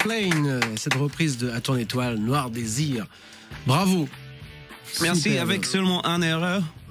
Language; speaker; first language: French; native; French